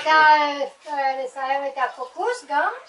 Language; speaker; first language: Hebrew; non-native, learner; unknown